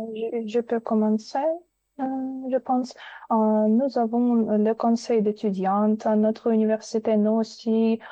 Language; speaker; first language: French; non-native, fluent; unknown